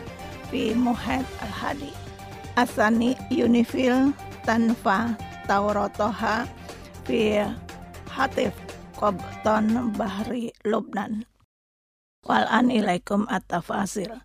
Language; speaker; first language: Arabic; non-native, fluent; Indonesian